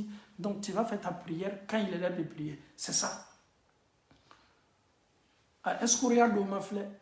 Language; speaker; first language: French; non-native, local second language; Bambara